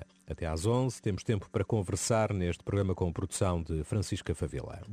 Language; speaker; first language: Portuguese; native; Portuguese